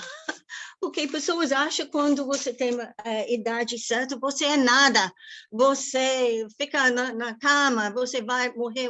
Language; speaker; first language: Portuguese; non-native, fluent; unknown